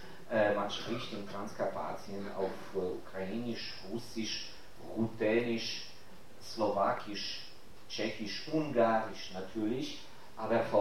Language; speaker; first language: German; non-native, fluent; Ukrainian